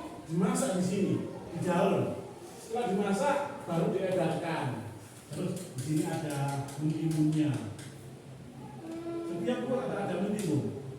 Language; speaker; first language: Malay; non-native, local second language; Javanese